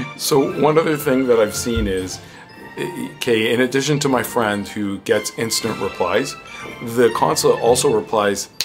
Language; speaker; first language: English; early bilingual, other home language; Greek